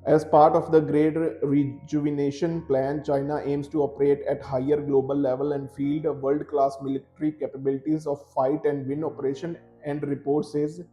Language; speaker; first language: English; non-native, local second language; Punjabi